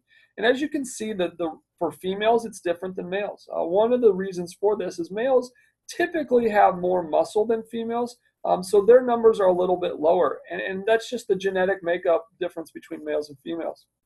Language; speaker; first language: English; native; English